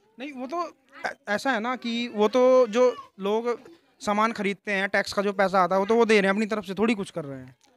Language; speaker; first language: Hindi; native; Hindi